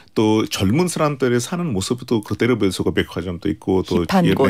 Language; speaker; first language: Korean; non-native, fluent; Hindi